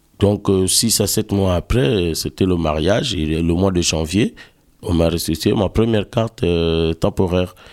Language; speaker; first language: French; non-native, local second language; Lingala